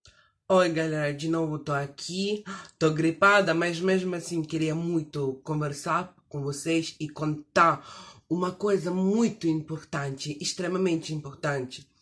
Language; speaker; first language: Portuguese; non-native, fluent; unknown